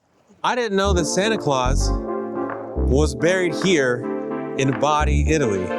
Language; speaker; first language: English; native; English